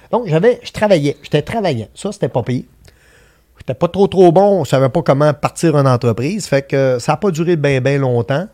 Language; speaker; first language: French; native; French